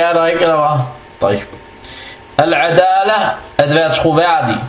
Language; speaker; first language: Danish; non-native, fluent; Arabic